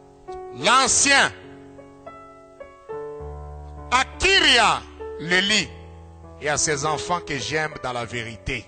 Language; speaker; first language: French; non-native, local second language; Lingala